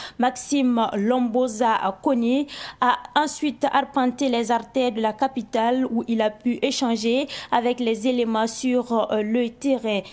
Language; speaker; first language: French; non-native, local second language; Mossi